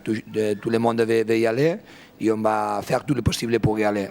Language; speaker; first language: French; non-native, fluent; Spanish